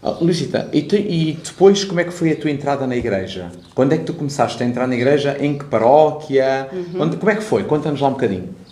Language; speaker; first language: Portuguese; native; Portuguese